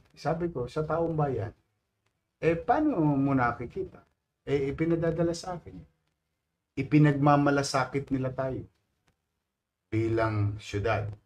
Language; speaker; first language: Filipino; native; Filipino